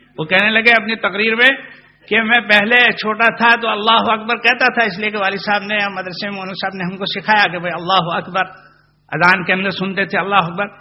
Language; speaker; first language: Urdu; non-native, local second language; Gujarati